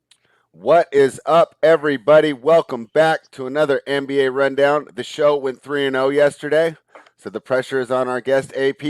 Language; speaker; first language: English; native; English